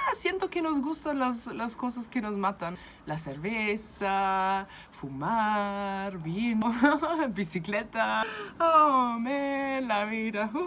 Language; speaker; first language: Spanish; non-native, fluent; German